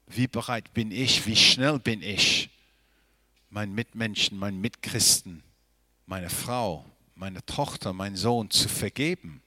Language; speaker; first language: German; non-native, fluent; English